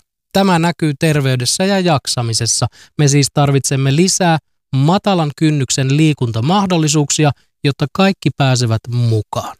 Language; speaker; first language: Finnish; native; Finnish